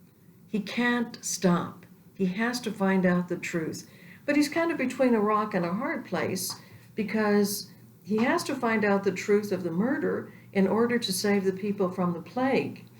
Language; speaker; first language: English; native; English